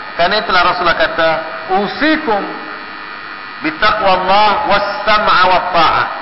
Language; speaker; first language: Malay; native; Malay